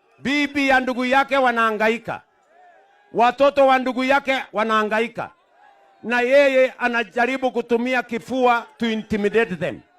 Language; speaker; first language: Swahili; non-native, local second language; Kalenjin